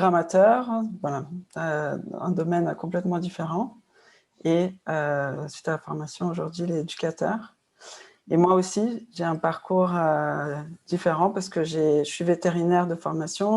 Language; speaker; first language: French; non-native, fluent; Portuguese